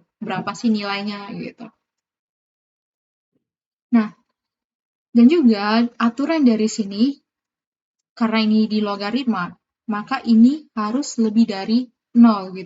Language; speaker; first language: Indonesian; native; Indonesian